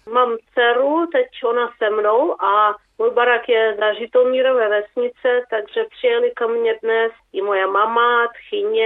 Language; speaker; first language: Czech; early bilingual, heritage; Czech